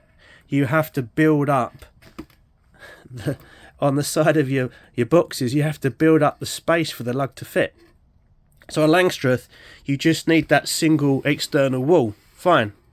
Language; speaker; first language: English; native; English